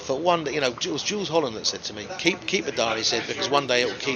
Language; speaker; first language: English; native; English